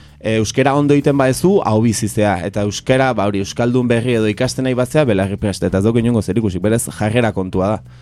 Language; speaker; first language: Basque; native; Basque